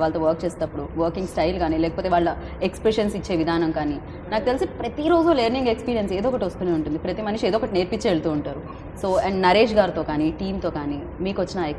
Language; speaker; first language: Telugu; native; Telugu